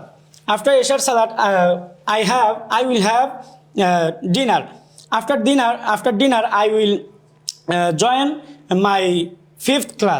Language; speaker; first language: English; non-native, learner; Bangla